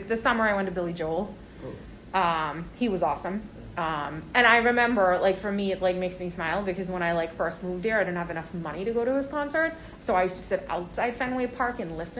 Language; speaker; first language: English; non-native, local second language; Hindi